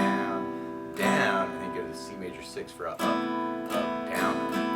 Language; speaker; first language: English; native; English